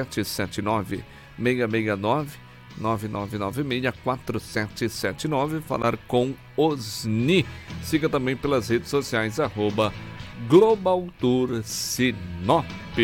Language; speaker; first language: Portuguese; native; Portuguese